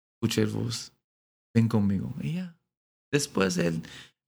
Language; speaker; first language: Spanish; non-native, learner; English